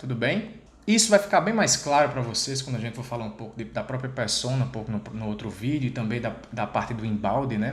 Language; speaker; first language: Portuguese; native; Portuguese